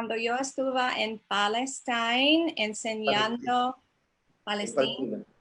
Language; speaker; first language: Spanish; non-native, fluent; English